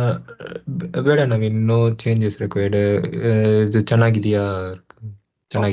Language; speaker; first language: Kannada; non-native, learner; Tamil